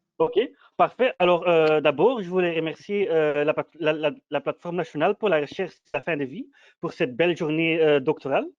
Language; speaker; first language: French; non-native, fluent; Dutch